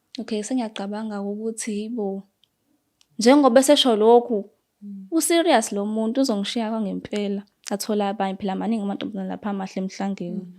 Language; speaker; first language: Zulu; native; Zulu